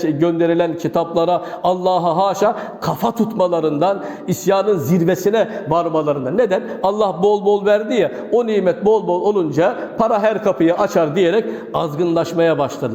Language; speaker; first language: Turkish; native; Turkish